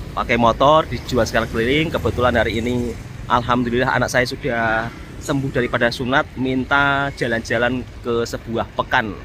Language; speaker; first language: Indonesian; native; Indonesian